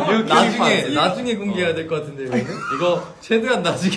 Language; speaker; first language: Korean; non-native, fluent; Chinese